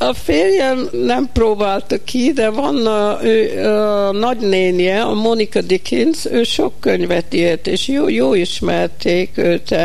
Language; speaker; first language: Hungarian; early bilingual, heritage; Hungarian